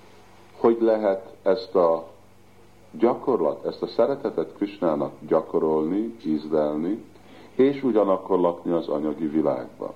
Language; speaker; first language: Hungarian; early bilingual, heritage; Hungarian